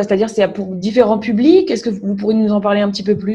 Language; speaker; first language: French; native; French